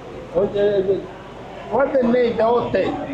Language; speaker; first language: English; non-native, learner; Spanish